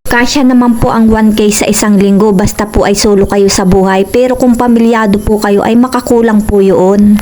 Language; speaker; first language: Filipino; native; Filipino